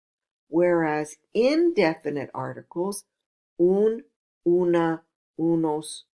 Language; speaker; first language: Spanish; non-native, fluent; English